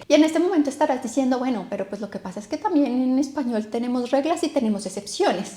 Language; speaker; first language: Spanish; native; Spanish